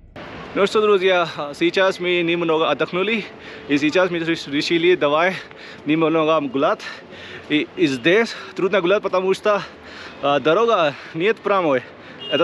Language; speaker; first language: Russian; non-native, learner; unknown